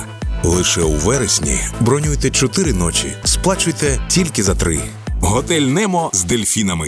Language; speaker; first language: Ukrainian; native; Ukrainian